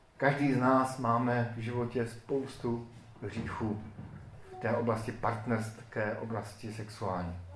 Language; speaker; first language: Czech; native; Czech